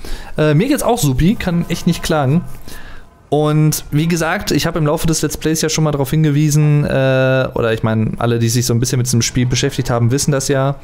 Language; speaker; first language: German; native; German